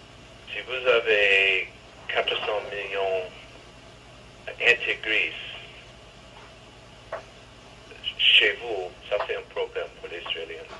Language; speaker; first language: French; non-native, fluent; English